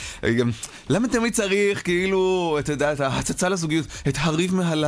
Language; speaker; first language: Hebrew; native; Hebrew